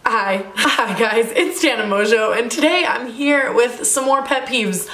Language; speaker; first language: English; native; English